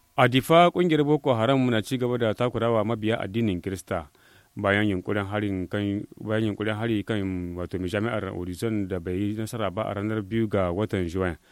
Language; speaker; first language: Hausa; native; Hausa